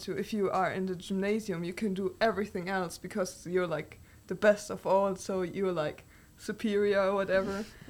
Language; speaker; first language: English; non-native, fluent; German